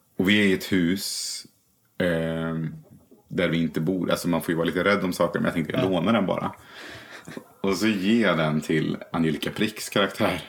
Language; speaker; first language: Swedish; native; Swedish